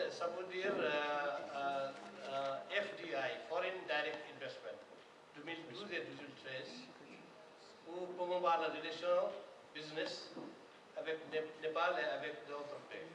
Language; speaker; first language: French; non-native, learner; Nepali